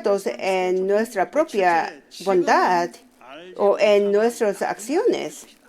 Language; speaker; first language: Spanish; non-native, fluent; Korean